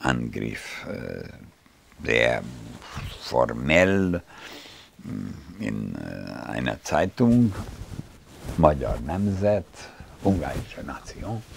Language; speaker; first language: German; non-native, fluent; Hungarian